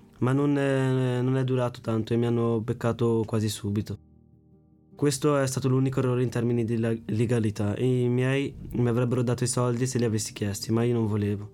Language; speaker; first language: Italian; early bilingual, other home language; Arabic